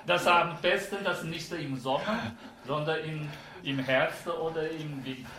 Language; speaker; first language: German; non-native, fluent; Chinese